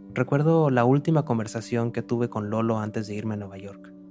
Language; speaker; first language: Spanish; native; Spanish